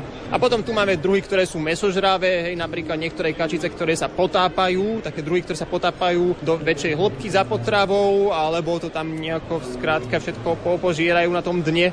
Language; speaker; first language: Slovak; native; Slovak